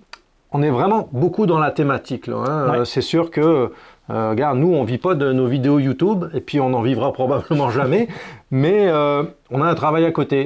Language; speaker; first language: French; native; French